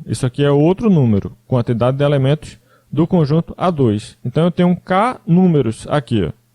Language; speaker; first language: Portuguese; native; Portuguese